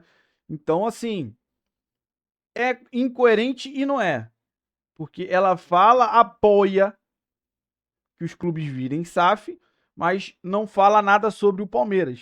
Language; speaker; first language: Portuguese; native; Portuguese